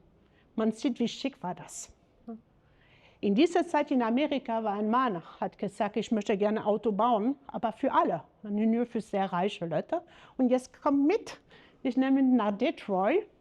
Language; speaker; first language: German; non-native, fluent; French